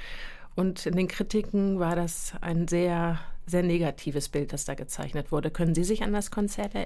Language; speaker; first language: German; native; German